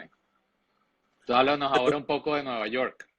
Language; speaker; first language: Spanish; native; Spanish